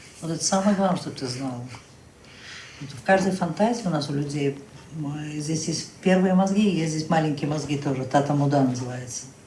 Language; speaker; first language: Russian; native; Russian